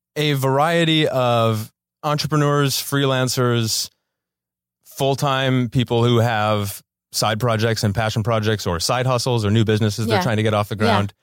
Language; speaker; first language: English; native; English